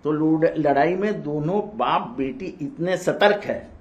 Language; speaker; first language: Hindi; non-native, local second language; Marathi